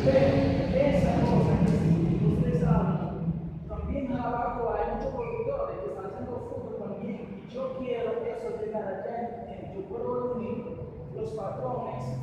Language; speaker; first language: Spanish; non-native, local second language; Haitian Creole